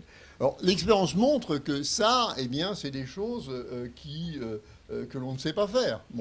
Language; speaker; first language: French; native; French